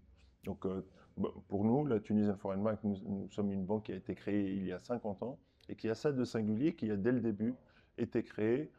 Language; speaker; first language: French; non-native, local second language; Arabic